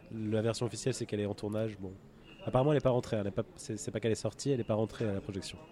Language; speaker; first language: French; native; French